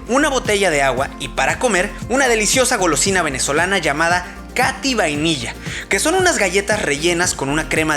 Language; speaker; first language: Spanish; native; Spanish